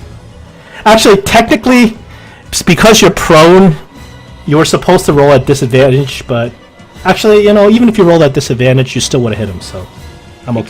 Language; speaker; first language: English; native; English